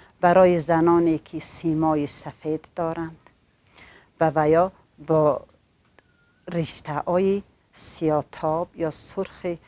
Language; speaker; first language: Tajik; non-native, local second language; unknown